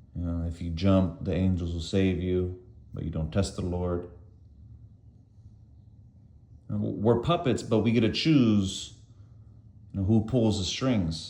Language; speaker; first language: English; native; English